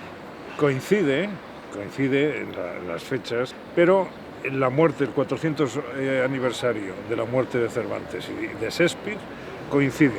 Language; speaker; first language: Spanish; native; Spanish